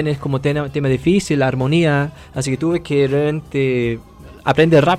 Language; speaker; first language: Spanish; non-native, fluent; English